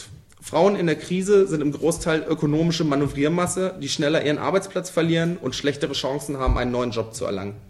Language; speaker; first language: German; native; German